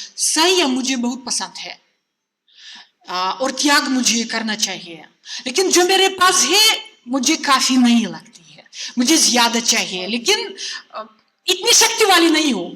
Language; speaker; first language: Hindi; non-native, fluent; Russian